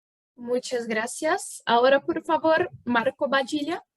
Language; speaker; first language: Spanish; non-native, fluent; Portuguese